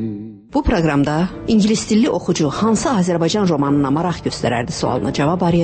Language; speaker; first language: Azerbaijani; native; Azerbaijani